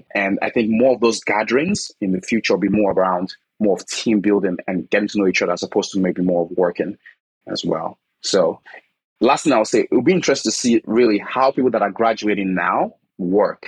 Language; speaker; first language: English; non-native, local second language; Igbo